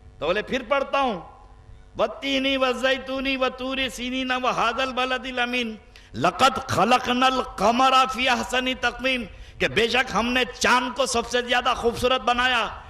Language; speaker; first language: Urdu; native; Urdu